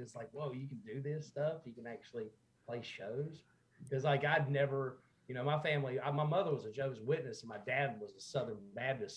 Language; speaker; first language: English; native; English